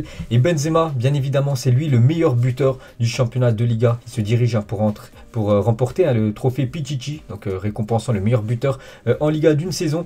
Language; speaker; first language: French; native; French